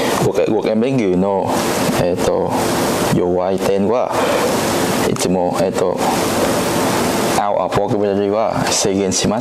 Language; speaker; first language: Japanese; non-native, learner; Vietnamese